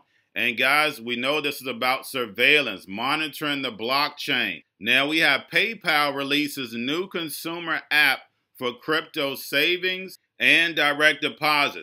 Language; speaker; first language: English; native; English